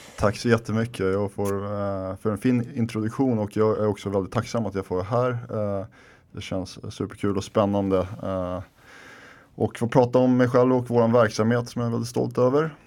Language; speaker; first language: Swedish; early bilingual, other home language; Finnish